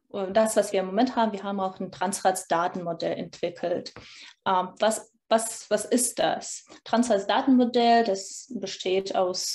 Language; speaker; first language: German; non-native, fluent; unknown